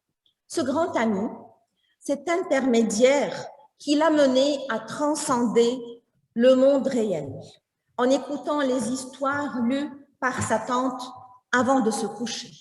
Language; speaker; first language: French; non-native, fluent; Arabic